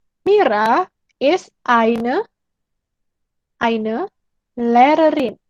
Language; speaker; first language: German; non-native, learner; Indonesian